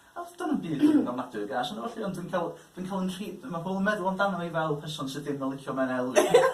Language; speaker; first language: Welsh; native; Welsh